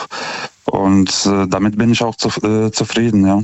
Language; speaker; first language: German; non-native, fluent; Lithuanian